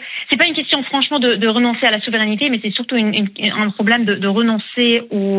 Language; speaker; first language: French; non-native, fluent; German